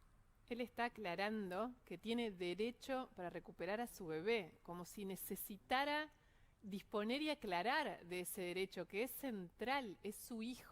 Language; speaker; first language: Spanish; native; Spanish